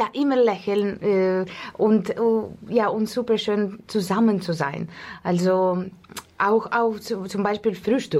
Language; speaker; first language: German; non-native, learner; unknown